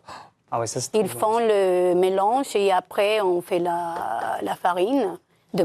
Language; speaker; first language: French; non-native, local second language; Spanish